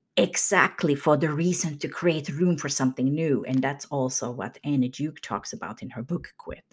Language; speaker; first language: English; non-native, fluent; Swedish